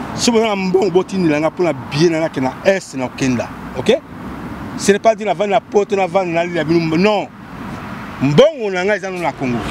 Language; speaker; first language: Lingala; non-native, local second language; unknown